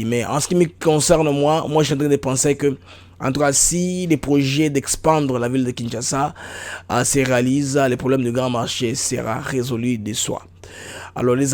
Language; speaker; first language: French; non-native, local second language; Lingala